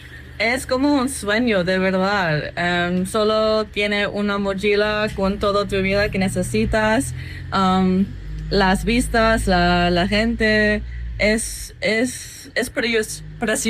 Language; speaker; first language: Spanish; non-native, learner; English